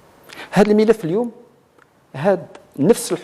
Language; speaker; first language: Arabic; native; Arabic